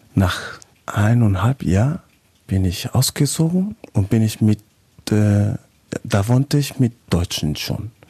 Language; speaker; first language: German; non-native, fluent; Spanish